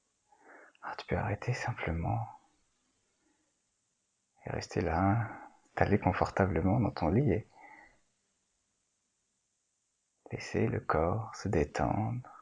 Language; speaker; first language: French; native; French